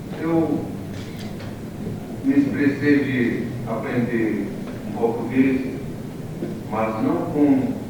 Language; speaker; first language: Portuguese; non-native, local second language; Kayapó